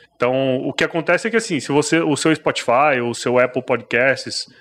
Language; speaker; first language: Portuguese; native; Portuguese